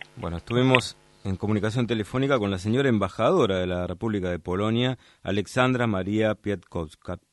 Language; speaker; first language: Spanish; native; Spanish